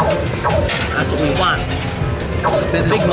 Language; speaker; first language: English; native; English